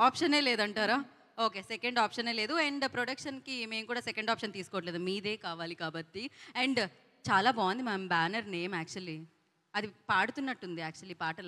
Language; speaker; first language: Telugu; native; Telugu